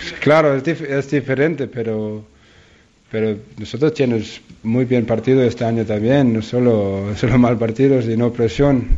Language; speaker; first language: Spanish; non-native, learner; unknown